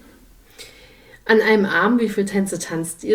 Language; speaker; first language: German; native; German